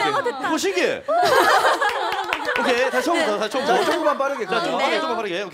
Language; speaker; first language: Korean; native; Korean